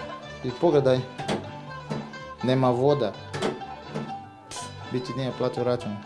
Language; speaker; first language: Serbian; non-native, learner; Portuguese